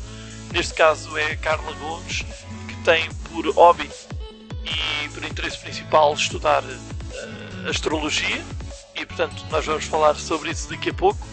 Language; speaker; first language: Portuguese; native; Portuguese